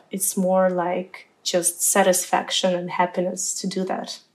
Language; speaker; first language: English; non-native, fluent; Ukrainian